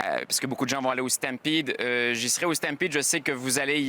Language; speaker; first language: French; native; French